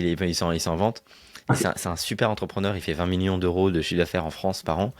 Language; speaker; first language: French; native; French